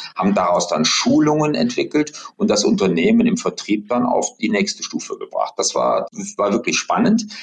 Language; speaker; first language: German; native; German